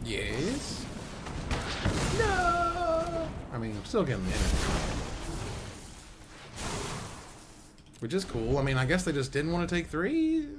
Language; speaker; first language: English; native; English